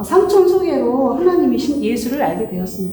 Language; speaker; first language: Korean; native; Korean